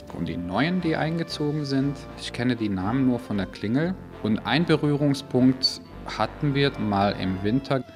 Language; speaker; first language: German; non-native, fluent; Bosnian